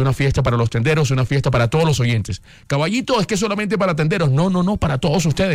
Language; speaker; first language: Spanish; native; Spanish